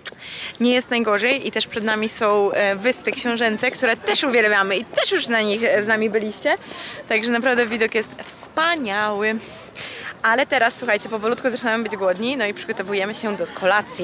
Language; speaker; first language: Polish; native; Polish